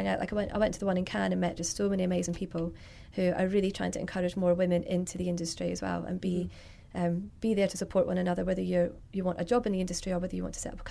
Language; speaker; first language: English; native; English